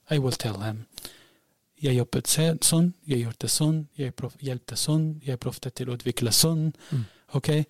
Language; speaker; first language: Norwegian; non-native, learner; Arabic